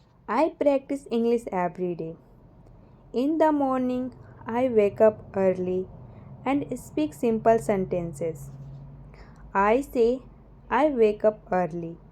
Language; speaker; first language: English; non-native, learner; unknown